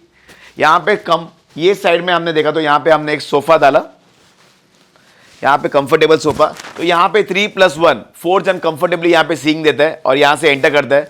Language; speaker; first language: Hindi; non-native, local second language; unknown